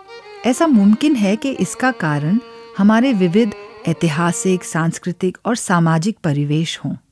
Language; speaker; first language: Hindi; native; Hindi